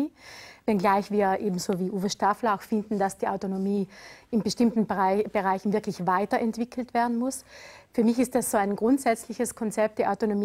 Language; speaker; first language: German; native; German